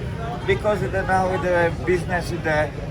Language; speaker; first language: English; non-native, learner; Polish